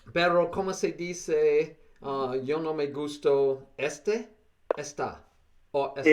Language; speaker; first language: Spanish; non-native, learner; English